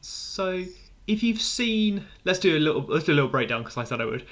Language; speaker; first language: English; native; English